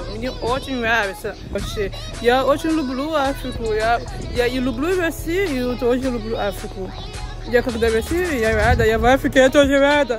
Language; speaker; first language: Russian; non-native, learner; English